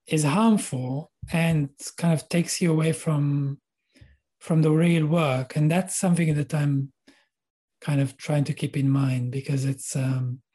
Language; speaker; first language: English; non-native, fluent; Hebrew